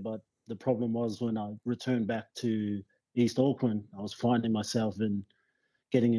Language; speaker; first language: English; native; English